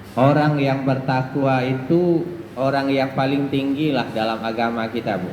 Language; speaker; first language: Malay; non-native, local second language; Minangkabau